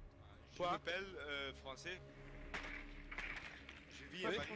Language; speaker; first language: French; non-native, learner; English